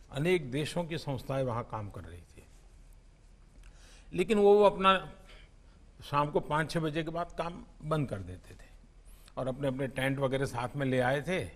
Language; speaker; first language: Hindi; non-native, local second language; Gujarati